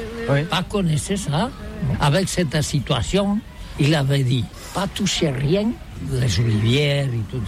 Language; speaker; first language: French; non-native, learner; Catalan